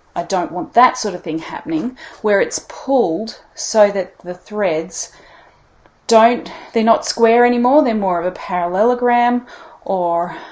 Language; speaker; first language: English; native; English